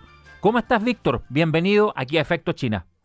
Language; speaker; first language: Spanish; native; Spanish